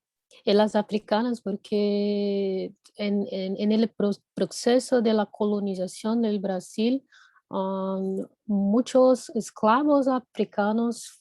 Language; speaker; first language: Spanish; non-native, fluent; Portuguese